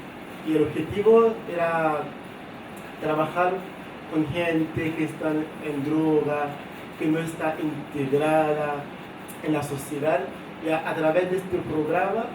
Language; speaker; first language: Spanish; non-native, fluent; Haitian Creole